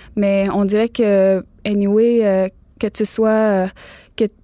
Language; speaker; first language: French; native; French